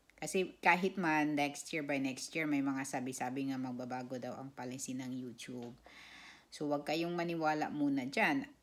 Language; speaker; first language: Filipino; non-native, local second language; Cebuano